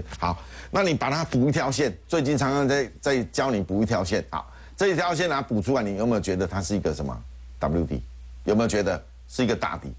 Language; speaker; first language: Chinese; native; Chinese